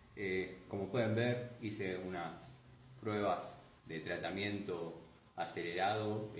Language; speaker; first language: Spanish; native; Spanish